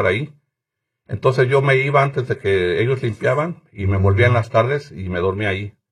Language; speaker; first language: Spanish; native; Spanish